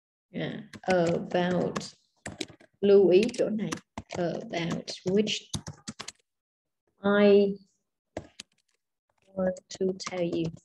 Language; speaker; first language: English; non-native, fluent; Vietnamese